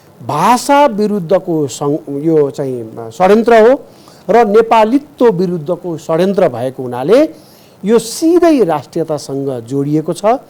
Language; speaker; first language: Nepali; native; Nepali